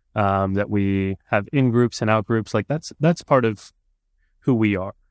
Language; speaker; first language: English; early bilingual, other home language; Punjabi